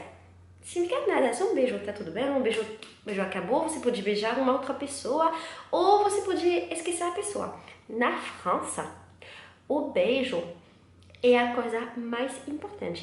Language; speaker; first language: Portuguese; non-native, learner; French